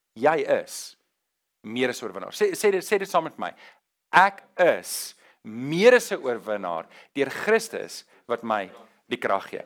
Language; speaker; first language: Afrikaans; native; Afrikaans